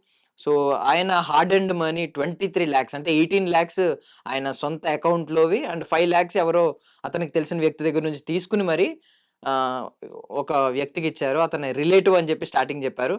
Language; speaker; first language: Telugu; native; Telugu